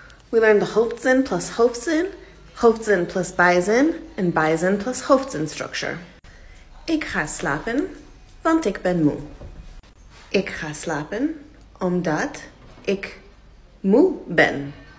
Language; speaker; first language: Dutch; non-native, learner; English